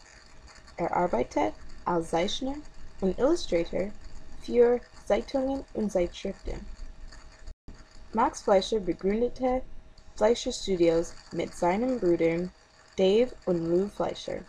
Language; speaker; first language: German; non-native, learner; English